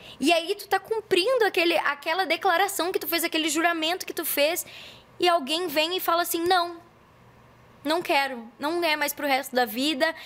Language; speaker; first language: Portuguese; native; Portuguese